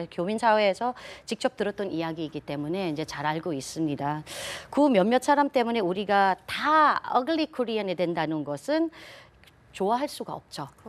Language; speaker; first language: Korean; non-native, fluent; Filipino